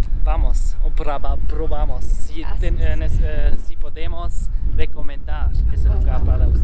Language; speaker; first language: Spanish; non-native, learner; German